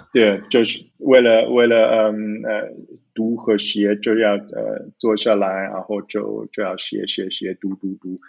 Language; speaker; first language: Chinese; early bilingual, heritage; Chinese